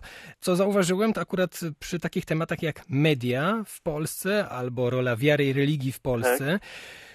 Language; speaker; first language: Polish; native; Polish